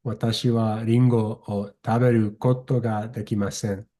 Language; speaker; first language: Japanese; non-native, learner; English